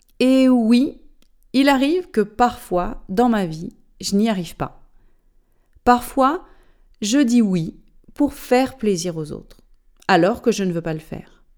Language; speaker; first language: French; native; French